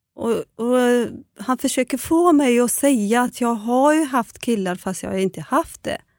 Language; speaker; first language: Swedish; non-native, fluent; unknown